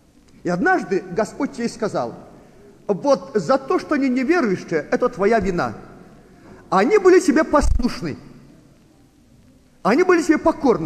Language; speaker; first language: Russian; native; Russian